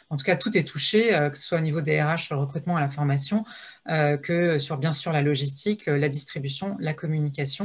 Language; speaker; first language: French; native; French